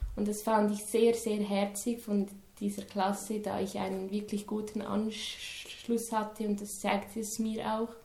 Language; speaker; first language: German; native; German